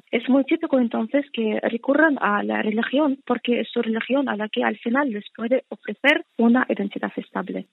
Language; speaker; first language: Spanish; non-native, fluent; Russian